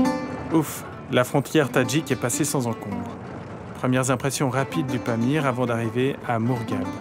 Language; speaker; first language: French; native; French